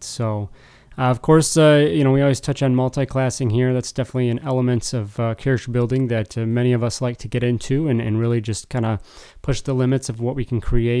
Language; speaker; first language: English; native; English